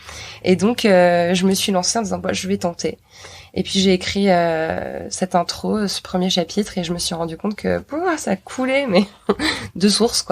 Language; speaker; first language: French; native; French